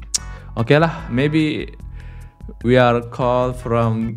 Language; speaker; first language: English; non-native, learner; Indonesian